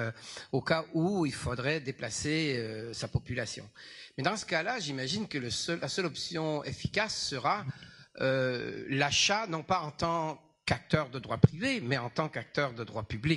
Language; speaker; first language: French; native; French